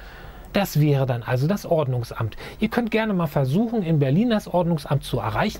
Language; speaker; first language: German; native; German